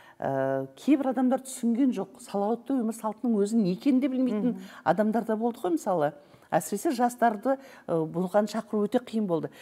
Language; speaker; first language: Kazakh; native; Kazakh